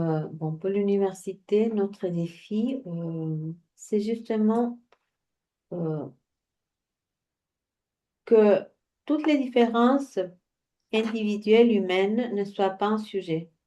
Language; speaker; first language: French; non-native, fluent; Spanish